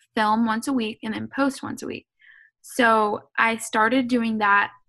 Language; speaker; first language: English; native; English